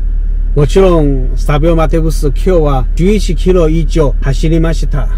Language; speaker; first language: Japanese; non-native, fluent; Chinese